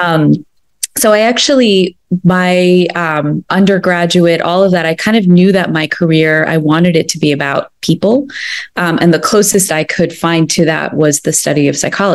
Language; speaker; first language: English; native; English